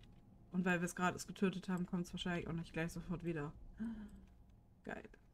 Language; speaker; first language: German; native; German